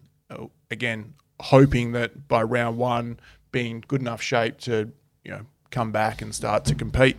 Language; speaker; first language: English; native; English